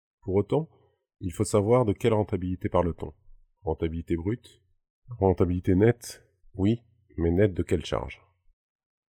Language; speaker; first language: French; native; French